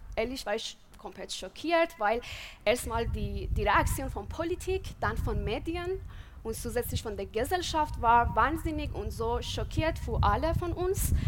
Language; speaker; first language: German; non-native, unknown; Persian